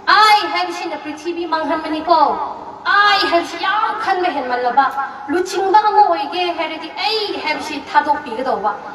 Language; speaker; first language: Manipuri; non-native, local second language; Tangkhul Naga (India)